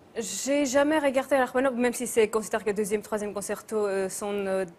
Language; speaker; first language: French; non-native, fluent; Georgian